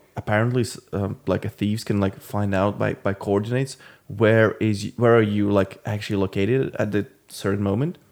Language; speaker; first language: English; non-native, fluent; Latvian